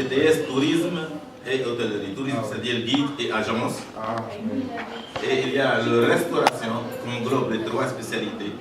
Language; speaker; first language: French; non-native, local second language; Arabic